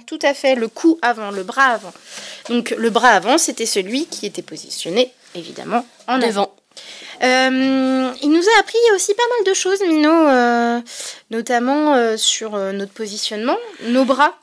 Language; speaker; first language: French; native; French